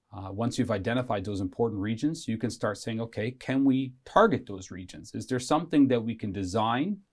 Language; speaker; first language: English; native; English